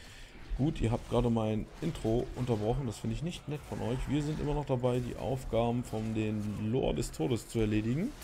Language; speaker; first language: German; native; German